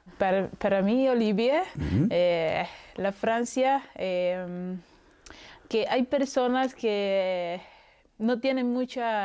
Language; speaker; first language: Spanish; non-native, local second language; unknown